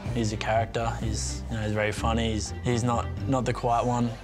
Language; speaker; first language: English; native; English